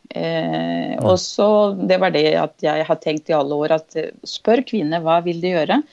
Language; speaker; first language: Norwegian; non-native, fluent; Spanish